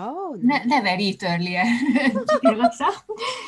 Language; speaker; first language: English; non-native, learner; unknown